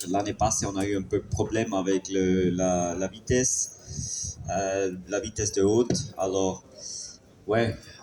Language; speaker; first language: French; non-native, fluent; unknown